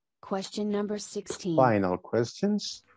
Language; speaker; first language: English; non-native, learner; Spanish